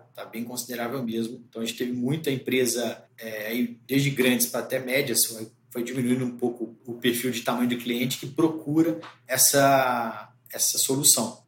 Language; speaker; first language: Portuguese; native; Portuguese